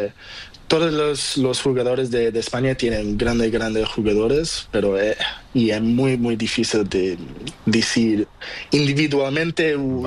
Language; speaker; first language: Spanish; non-native, learner; Portuguese